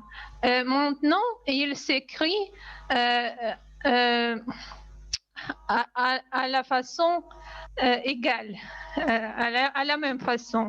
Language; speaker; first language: French; non-native, fluent; Russian